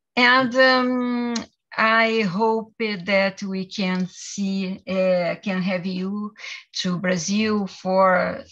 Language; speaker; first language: English; non-native, learner; Portuguese